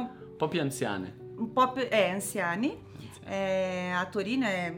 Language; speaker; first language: Italian; non-native, learner; Portuguese